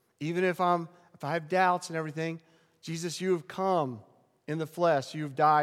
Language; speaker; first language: English; native; English